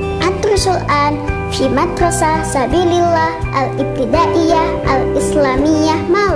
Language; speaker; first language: Arabic; non-native, learner; Indonesian